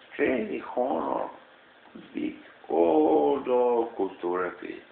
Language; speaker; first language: English; non-native, learner; Serbian